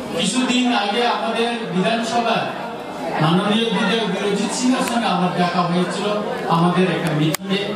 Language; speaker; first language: Bangla; non-native, local second language; Kok Borok